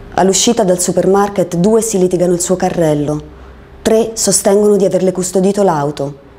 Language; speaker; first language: Italian; native; Italian